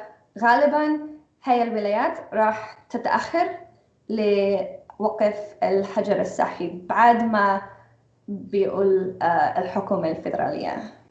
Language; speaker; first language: Arabic; non-native, fluent; English